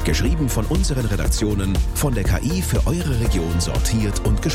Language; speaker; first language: German; native; German